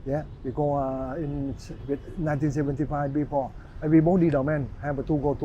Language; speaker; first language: English; non-native, learner; Vietnamese